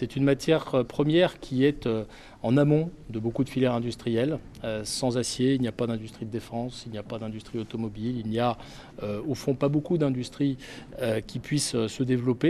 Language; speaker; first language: French; native; French